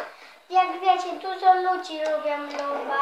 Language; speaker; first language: Polish; early bilingual, heritage; Polish